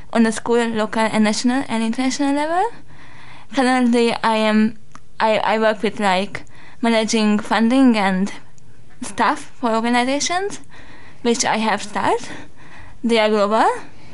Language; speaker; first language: English; non-native, fluent; Hungarian